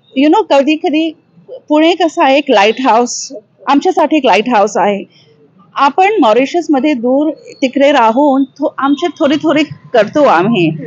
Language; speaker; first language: Marathi; early bilingual, heritage; Marathi